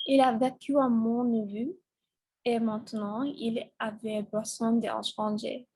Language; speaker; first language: French; non-native, learner; English